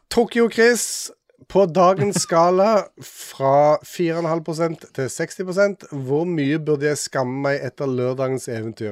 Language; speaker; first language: Norwegian; native; Norwegian